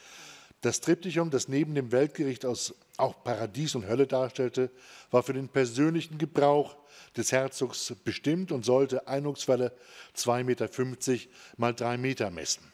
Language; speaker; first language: German; native; German